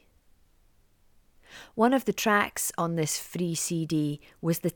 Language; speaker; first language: English; native; English